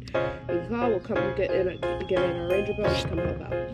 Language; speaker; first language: English; native; English